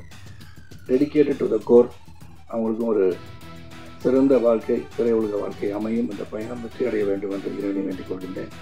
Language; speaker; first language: Tamil; native; Tamil